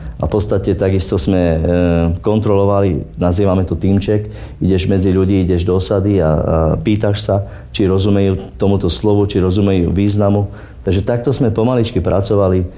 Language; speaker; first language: Slovak; non-native, local second language; Romany